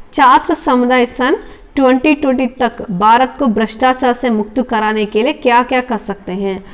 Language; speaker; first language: Hindi; non-native, local second language; Telugu